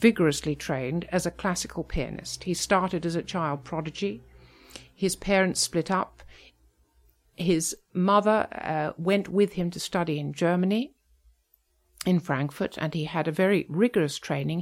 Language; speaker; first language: English; native; English